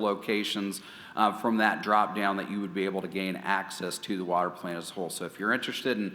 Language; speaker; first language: English; native; English